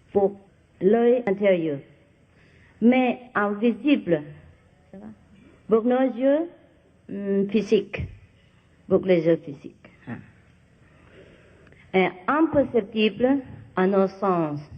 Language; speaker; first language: French; non-native, fluent; Vietnamese